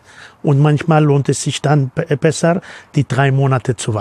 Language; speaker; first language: German; non-native, fluent; Spanish